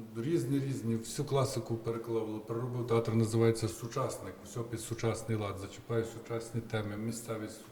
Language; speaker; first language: Ukrainian; native; Ukrainian